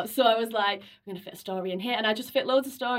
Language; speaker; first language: English; native; English